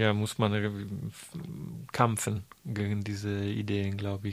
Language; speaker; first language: German; non-native, fluent; Italian